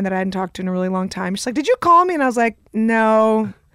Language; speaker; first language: English; early bilingual, other home language; Russian